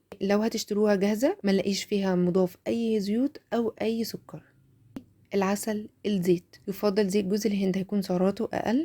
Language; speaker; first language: Arabic; native; Arabic